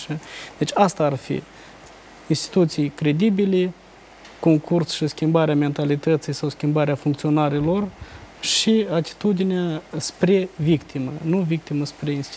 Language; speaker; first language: Romanian; native; Romanian